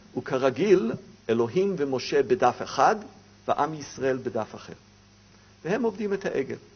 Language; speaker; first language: Hebrew; non-native, fluent; English